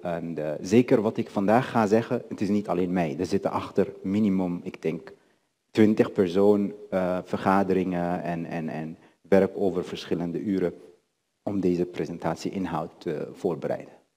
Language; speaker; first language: Dutch; non-native, fluent; Arabic